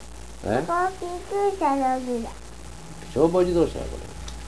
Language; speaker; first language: Japanese; native; Japanese